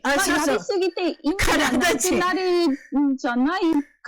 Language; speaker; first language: Japanese; non-native, fluent; English